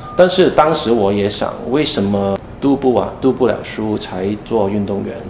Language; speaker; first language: Chinese; non-native, fluent; Cantonese